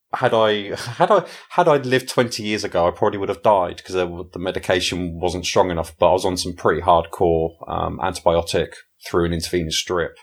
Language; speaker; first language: English; native; English